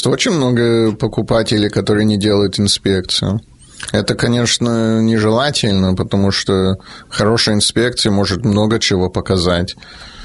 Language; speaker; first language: Russian; early bilingual, heritage; Russian